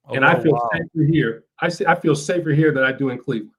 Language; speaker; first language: English; native; English